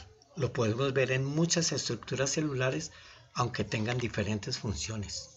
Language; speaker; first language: Spanish; native; Spanish